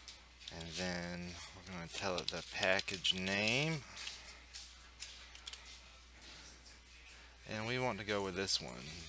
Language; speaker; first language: English; native; English